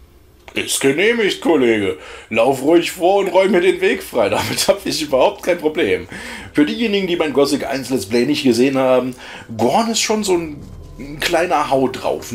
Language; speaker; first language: German; native; German